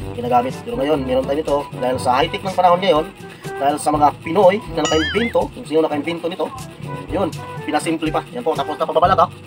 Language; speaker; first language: Filipino; non-native, local second language; Cebuano